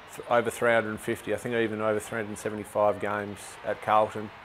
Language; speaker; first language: English; native; English